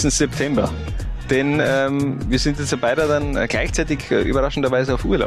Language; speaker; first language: German; native; German